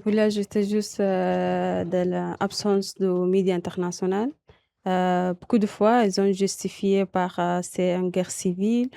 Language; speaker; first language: French; non-native, local second language; Arabic